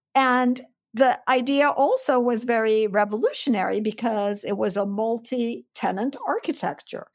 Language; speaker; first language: English; non-native, fluent; Armenian